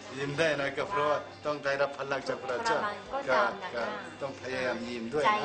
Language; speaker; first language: Thai; non-native, fluent; Korean